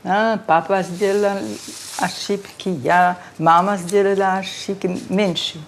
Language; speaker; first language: Russian; early bilingual, heritage; Russian